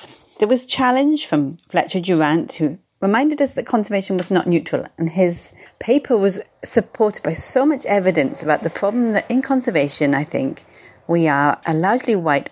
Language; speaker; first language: English; native; English